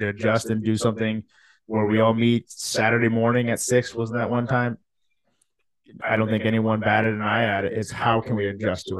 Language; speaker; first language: English; native; English